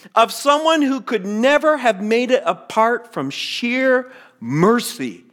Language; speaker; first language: English; native; English